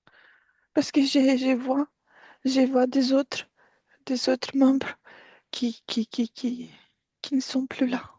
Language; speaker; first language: French; non-native, fluent; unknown